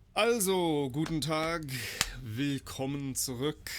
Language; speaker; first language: German; non-native, fluent; English